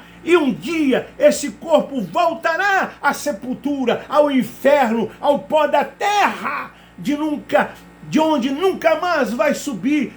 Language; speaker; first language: Portuguese; native; Portuguese